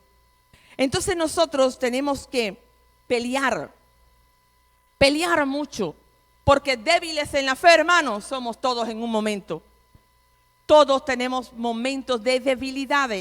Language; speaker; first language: Spanish; native; Spanish